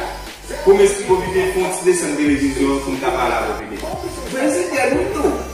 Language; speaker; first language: Portuguese; non-native, learner; Haitian Creole